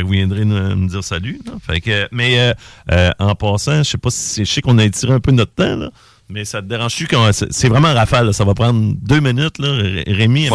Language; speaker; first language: French; native; French